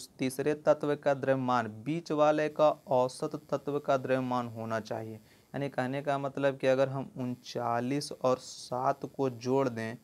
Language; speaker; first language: Hindi; native; Hindi